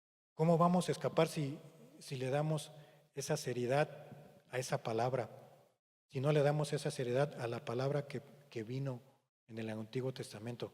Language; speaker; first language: Spanish; native; Spanish